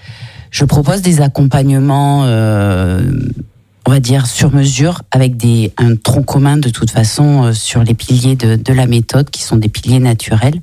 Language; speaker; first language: French; native; French